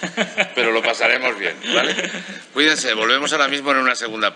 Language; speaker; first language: Spanish; native; Spanish